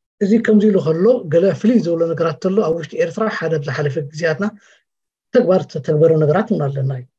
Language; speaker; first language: Tigrinya; native; Tigrinya